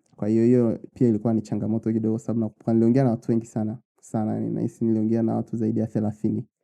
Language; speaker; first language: Swahili; native; Swahili